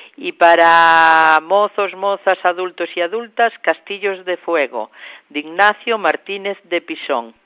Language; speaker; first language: Spanish; native; Spanish